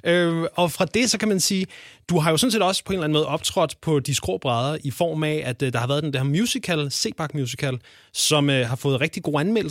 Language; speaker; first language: Danish; native; Danish